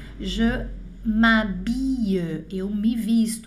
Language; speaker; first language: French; non-native, fluent; Portuguese